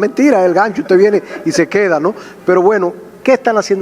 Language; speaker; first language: Spanish; native; Spanish